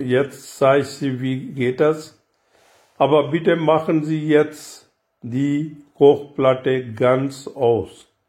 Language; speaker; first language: German; non-native, learner; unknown